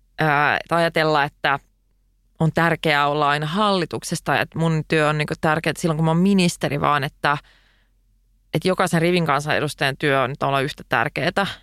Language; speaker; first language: Finnish; non-native, local second language; Swedish